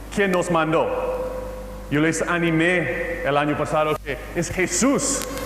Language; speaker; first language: Spanish; non-native, fluent; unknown